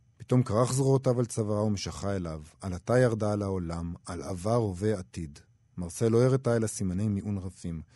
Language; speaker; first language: Hebrew; native; Hebrew